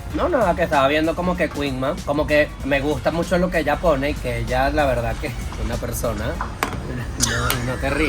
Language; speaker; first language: Spanish; native; Spanish